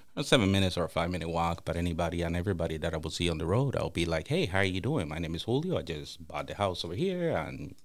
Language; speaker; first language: English; non-native, fluent; Spanish